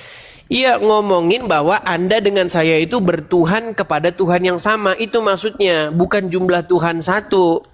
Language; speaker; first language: Indonesian; native; Indonesian